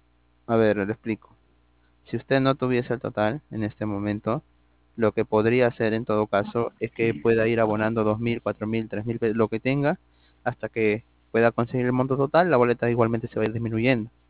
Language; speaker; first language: Spanish; native; Spanish